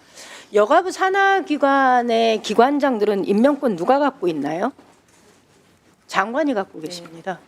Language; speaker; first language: Korean; native; Korean